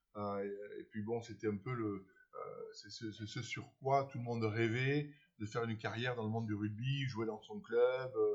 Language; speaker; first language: French; native; French